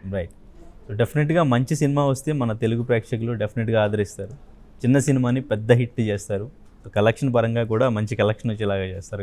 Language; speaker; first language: Telugu; native; Telugu